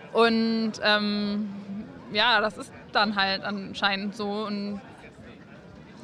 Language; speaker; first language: German; native; German